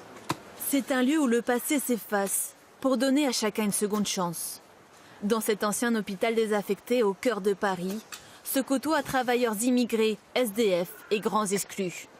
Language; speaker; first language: French; native; French